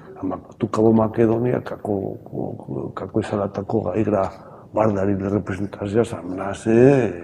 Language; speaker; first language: Macedonian; non-native, learner; Spanish